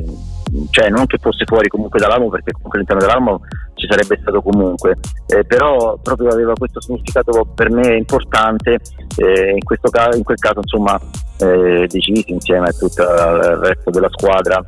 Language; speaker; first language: Italian; native; Italian